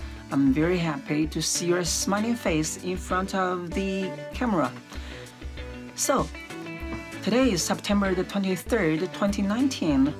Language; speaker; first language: English; non-native, fluent; Chinese